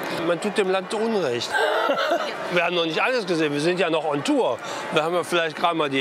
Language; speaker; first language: German; native; German